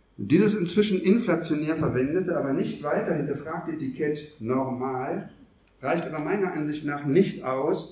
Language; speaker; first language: German; native; German